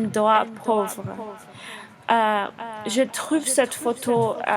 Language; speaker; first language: French; non-native, learner; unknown